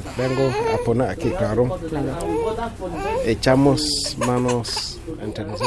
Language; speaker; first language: Spanish; non-native, fluent; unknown